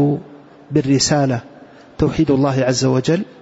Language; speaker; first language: Arabic; native; Arabic